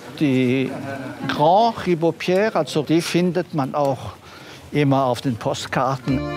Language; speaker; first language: German; non-native, local second language; French